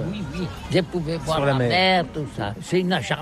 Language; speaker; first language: French; non-native, learner; Catalan